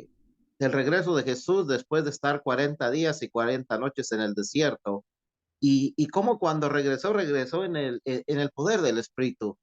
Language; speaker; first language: Spanish; native; Spanish